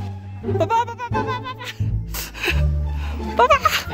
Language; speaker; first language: Chinese; native; Chinese